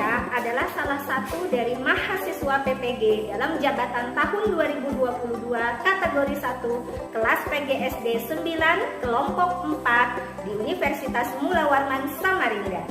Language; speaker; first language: Indonesian; native; Indonesian